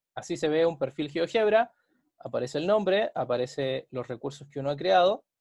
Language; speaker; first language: Spanish; native; Spanish